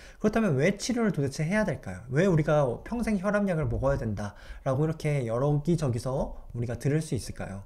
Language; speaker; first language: Korean; native; Korean